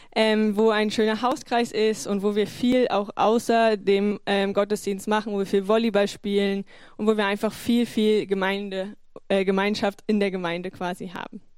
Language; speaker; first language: German; native; German